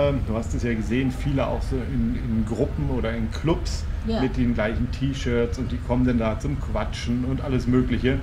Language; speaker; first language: German; native; German